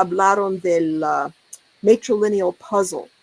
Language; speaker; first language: Spanish; non-native, learner; English